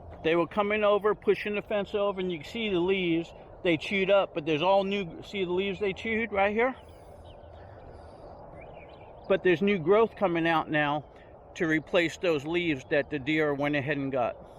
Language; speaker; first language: English; native; English